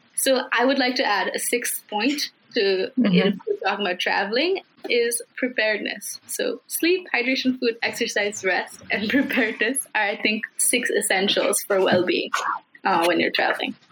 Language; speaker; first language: English; non-native, local second language; Nepali